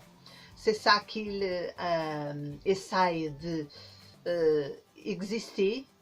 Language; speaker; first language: French; non-native, learner; Portuguese